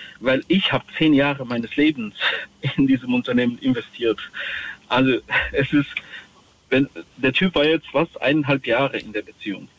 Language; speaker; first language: German; non-native, fluent; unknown